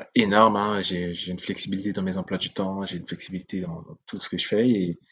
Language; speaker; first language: French; non-native, local second language; Sango